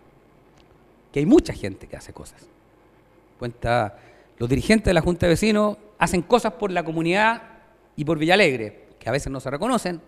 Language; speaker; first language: Spanish; native; Spanish